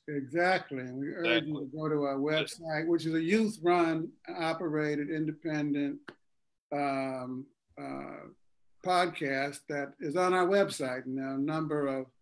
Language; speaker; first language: English; native; English